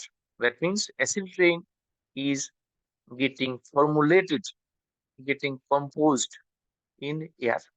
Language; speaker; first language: English; non-native, local second language; Bangla